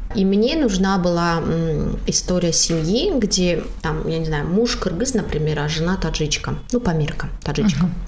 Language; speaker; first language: Russian; non-native, local second language; Tajik